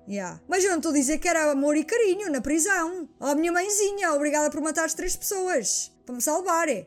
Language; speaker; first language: Portuguese; early bilingual, heritage; Portuguese